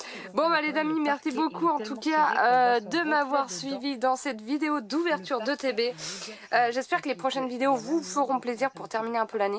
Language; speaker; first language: French; native; French